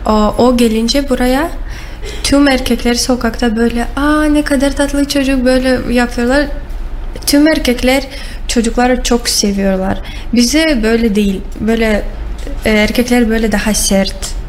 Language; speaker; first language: Turkish; non-native, learner; Russian